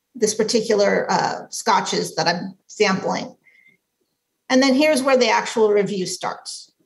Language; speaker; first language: English; native; English